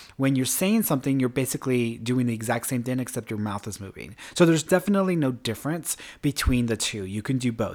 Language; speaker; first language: English; early bilingual, other home language; Spanish